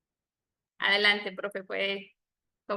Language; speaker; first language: Spanish; native; Spanish